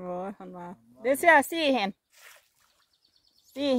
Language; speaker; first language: Finnish; non-native, learner; Thai